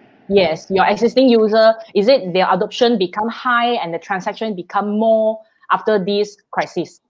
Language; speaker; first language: English; non-native, local second language; Chinese